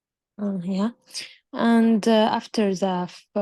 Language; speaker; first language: English; non-native, learner; Arabic